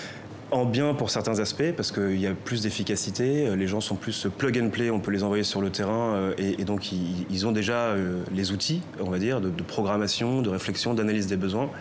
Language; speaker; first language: French; native; French